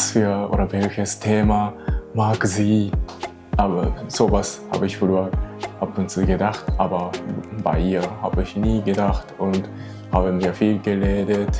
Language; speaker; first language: German; non-native, learner; Japanese